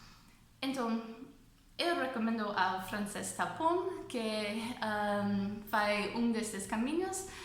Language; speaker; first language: Portuguese; non-native, fluent; English